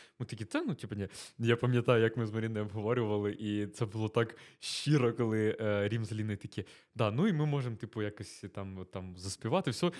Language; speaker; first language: Ukrainian; native; Ukrainian